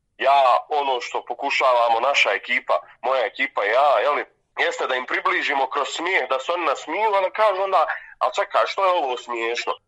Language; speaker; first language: Bosnian; native; Bosnian